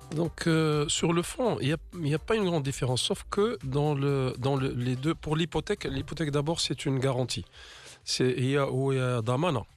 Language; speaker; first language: French; non-native, local second language; Arabic